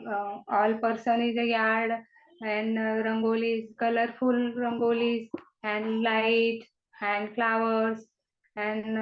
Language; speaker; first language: English; non-native, learner; Kannada